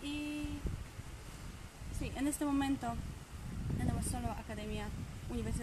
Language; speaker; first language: Spanish; non-native, fluent; Polish